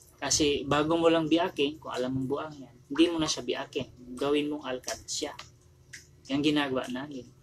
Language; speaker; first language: Filipino; non-native, local second language; Cebuano